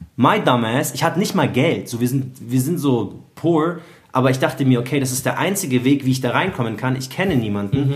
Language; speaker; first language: German; early bilingual, other home language; Arabic